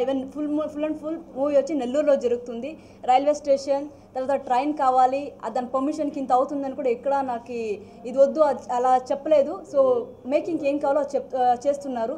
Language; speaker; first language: Telugu; non-native, fluent; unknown